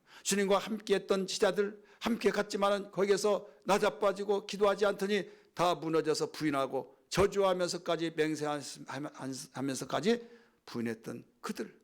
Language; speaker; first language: Korean; native; Korean